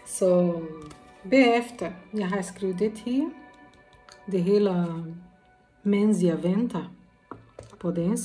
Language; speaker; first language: Danish; non-native, learner; Portuguese